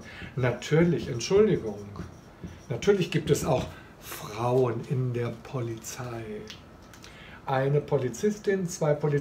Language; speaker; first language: German; non-native, fluent; Chinese